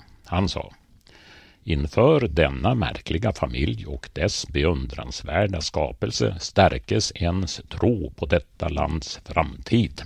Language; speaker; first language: Swedish; native; Swedish